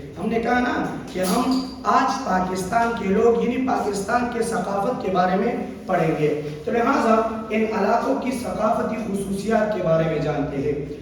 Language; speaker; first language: Urdu; non-native, local second language; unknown